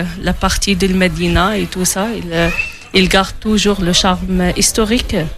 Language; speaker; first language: French; non-native, local second language; Arabic